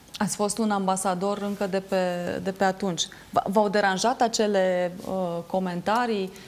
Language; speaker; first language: Romanian; native; Romanian